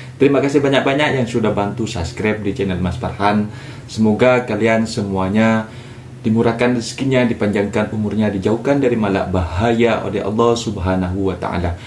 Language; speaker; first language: Indonesian; native; Indonesian